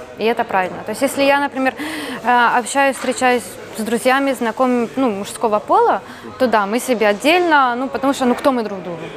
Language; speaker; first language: Russian; native; Russian